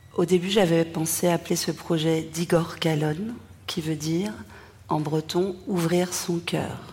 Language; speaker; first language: French; native; French